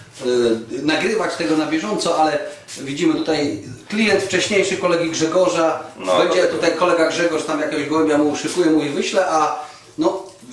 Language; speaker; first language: Polish; native; Polish